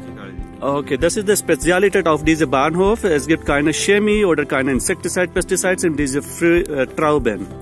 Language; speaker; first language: German; non-native, learner; Marathi